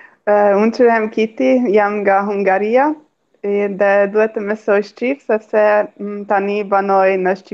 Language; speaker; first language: Albanian; non-native, learner; Hungarian